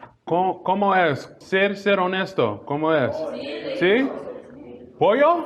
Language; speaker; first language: Spanish; non-native, learner; English